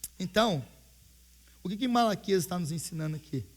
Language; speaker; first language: Portuguese; native; Portuguese